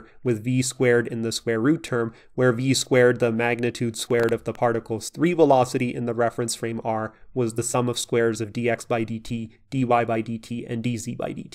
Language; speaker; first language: English; native; English